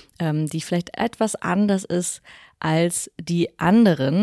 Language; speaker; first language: German; native; German